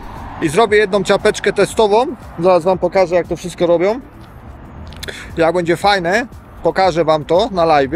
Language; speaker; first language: Polish; native; Polish